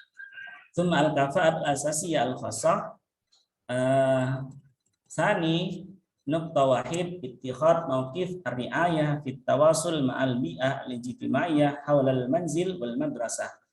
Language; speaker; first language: Arabic; non-native, fluent; Indonesian